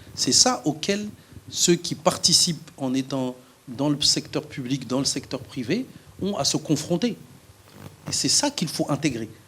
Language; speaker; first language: French; native; French